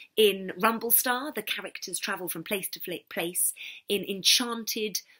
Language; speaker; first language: English; native; English